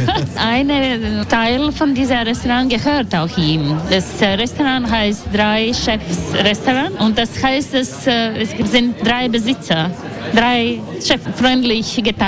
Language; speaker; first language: German; non-native, learner; Latvian